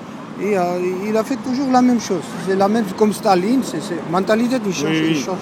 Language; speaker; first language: French; non-native, learner; Georgian